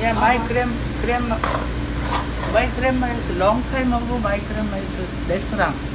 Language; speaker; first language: English; non-native, learner; Korean